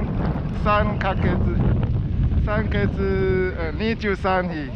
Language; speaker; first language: Japanese; non-native, learner; Chinese